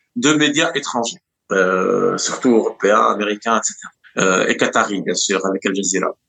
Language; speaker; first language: French; non-native, local second language; Arabic